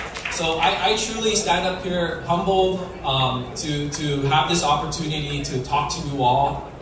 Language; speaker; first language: English; early bilingual, other home language; Vietnamese